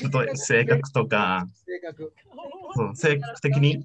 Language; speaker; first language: Japanese; non-native, learner; Spanish